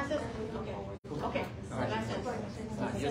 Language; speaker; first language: Spanish; early bilingual, heritage; Spanish